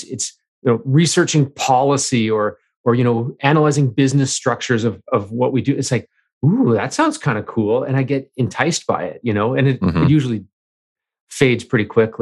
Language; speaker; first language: English; native; English